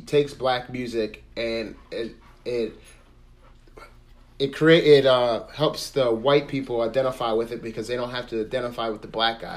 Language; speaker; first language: English; native; English